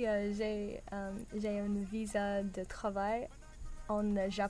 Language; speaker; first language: French; non-native, learner; English